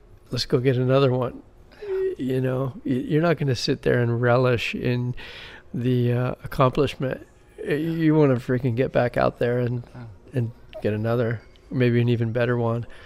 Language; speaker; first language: English; native; English